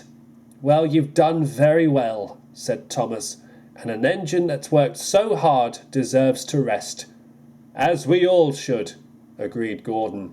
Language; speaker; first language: English; native; English